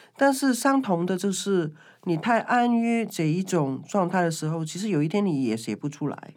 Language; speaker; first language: Chinese; non-native, local second language; Cantonese